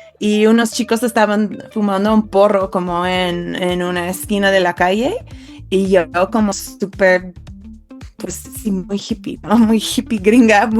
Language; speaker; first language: Spanish; non-native, fluent; English